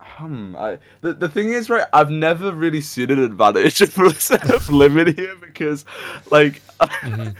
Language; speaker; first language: English; native; English